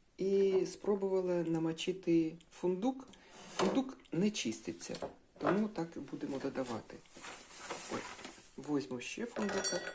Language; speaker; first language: Ukrainian; non-native, local second language; Russian